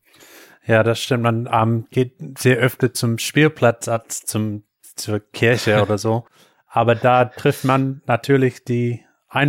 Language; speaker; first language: German; non-native, fluent; English